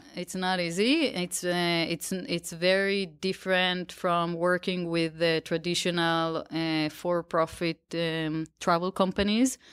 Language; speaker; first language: English; non-native, fluent; Hebrew